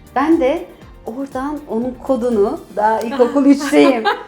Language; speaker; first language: Turkish; early bilingual, heritage; Turkish